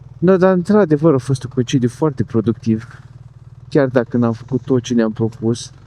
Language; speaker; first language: Romanian; native; Romanian